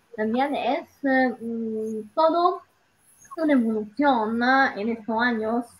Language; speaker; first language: Spanish; non-native, learner; Italian